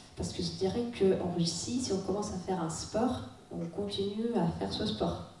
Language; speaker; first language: French; non-native, fluent; Russian